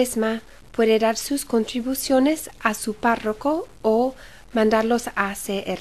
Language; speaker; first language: Spanish; early bilingual, heritage; Spanish